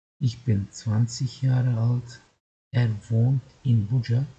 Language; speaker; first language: German; non-native, fluent; Turkish